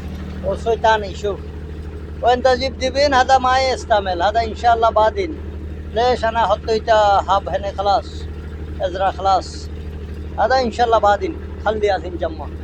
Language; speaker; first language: Arabic; non-native, learner; Bangla